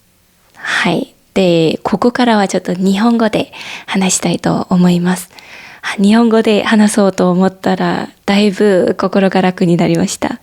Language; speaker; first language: Japanese; non-native, fluent; Korean